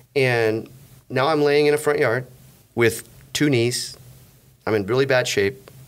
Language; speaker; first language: English; native; English